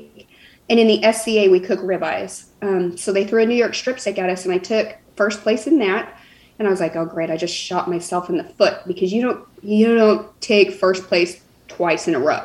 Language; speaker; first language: English; native; English